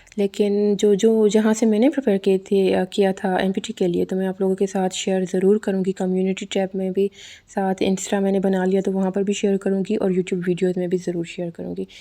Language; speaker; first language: Urdu; non-native, local second language; Sindhi